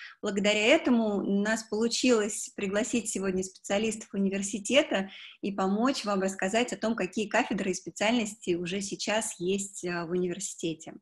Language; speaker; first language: Russian; native; Russian